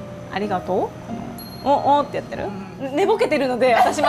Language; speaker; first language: Japanese; native; Japanese